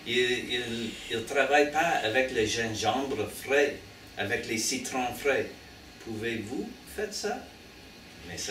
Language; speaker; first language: French; non-native, learner; English